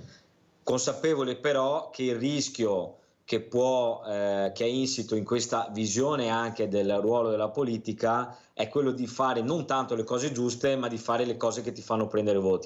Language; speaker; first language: Italian; native; Italian